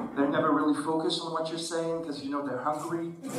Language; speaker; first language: English; non-native, fluent; Arabic